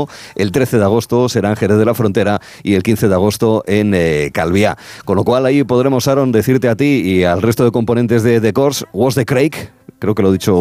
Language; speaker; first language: Spanish; native; Spanish